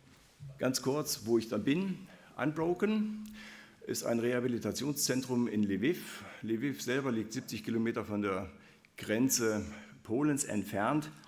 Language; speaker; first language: German; native; German